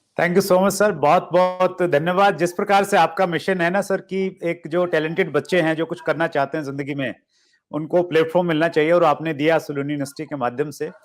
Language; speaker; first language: Hindi; native; Hindi